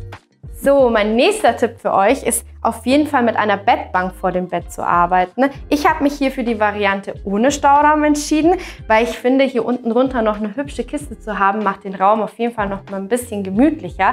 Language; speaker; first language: German; native; German